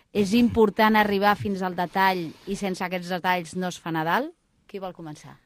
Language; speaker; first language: Catalan; native; Catalan